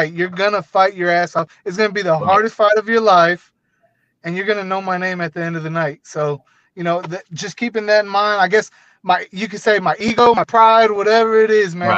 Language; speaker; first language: English; native; English